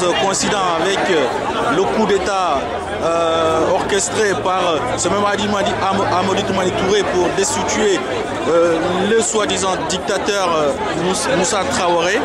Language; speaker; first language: French; non-native, local second language; Soninke